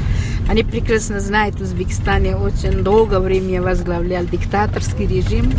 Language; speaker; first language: Russian; non-native, local second language; Uzbek